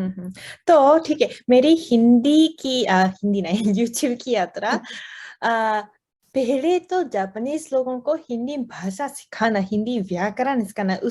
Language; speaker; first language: Hindi; non-native, fluent; Japanese